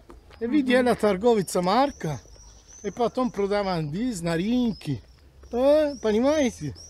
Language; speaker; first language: Russian; non-native, learner; Italian